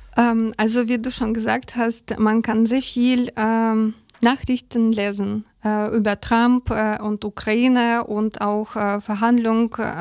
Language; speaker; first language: German; non-native, learner; Ukrainian